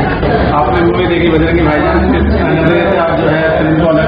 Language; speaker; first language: Hindi; native; Hindi